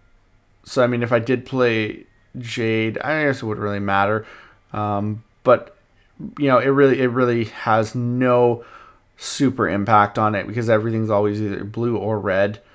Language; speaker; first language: English; native; English